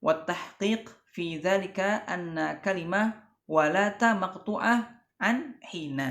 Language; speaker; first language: Arabic; non-native, fluent; Indonesian